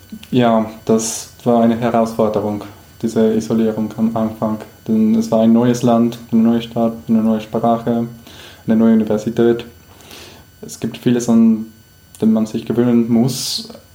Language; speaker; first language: German; non-native, fluent; Spanish